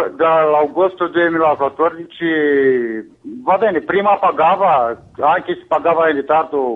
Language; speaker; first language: Italian; non-native, fluent; Romanian